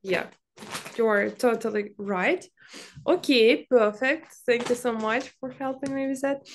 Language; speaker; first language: English; non-native, fluent; Ukrainian